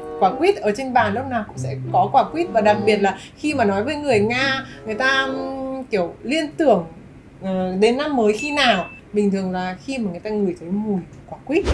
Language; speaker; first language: Vietnamese; non-native, fluent; Russian